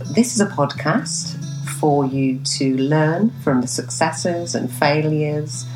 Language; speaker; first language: English; native; English